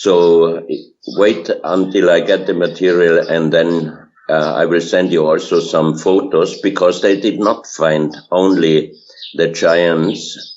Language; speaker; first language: English; non-native, fluent; German